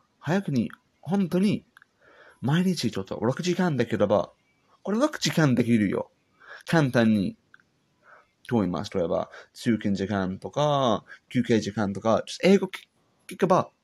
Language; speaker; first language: Japanese; non-native, learner; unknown